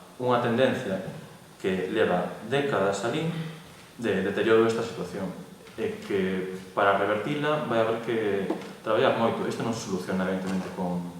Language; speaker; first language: Galician; non-native, local second language; Spanish